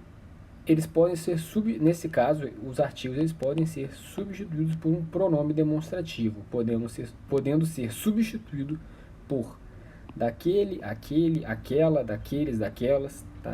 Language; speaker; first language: Portuguese; native; Portuguese